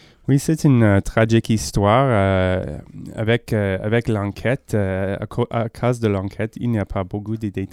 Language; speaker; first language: French; non-native, learner; English